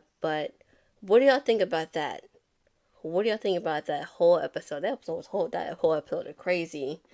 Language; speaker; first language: English; native; English